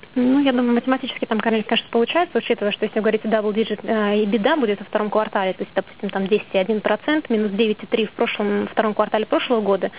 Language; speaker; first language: Russian; native; Russian